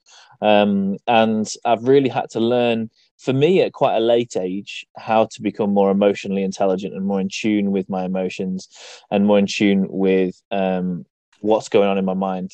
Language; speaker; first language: English; native; English